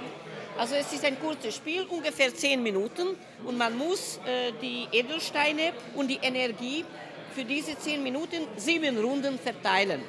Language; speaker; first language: German; non-native, fluent; Hungarian